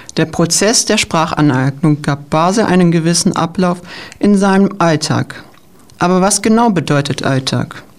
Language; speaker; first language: German; native; German